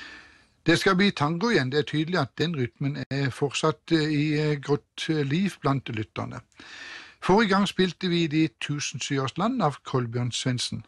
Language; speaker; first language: Norwegian; native; Norwegian